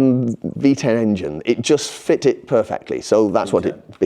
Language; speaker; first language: English; native; English